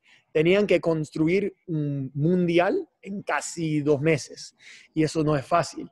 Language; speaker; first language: Spanish; non-native, fluent; English